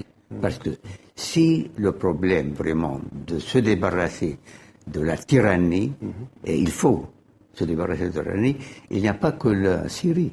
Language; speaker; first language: French; non-native, fluent; Arabic